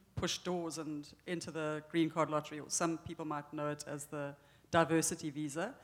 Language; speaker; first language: English; native; English